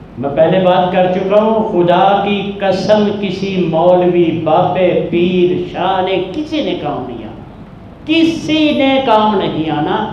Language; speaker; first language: Urdu; non-native, local second language; Punjabi